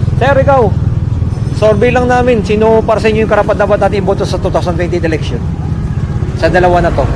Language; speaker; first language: Filipino; native; Filipino